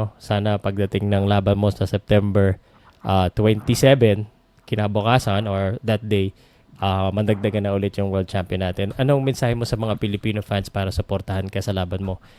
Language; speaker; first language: Filipino; native; Filipino